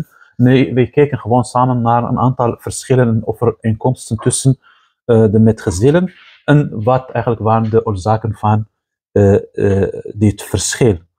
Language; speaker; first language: Dutch; non-native, fluent; Arabic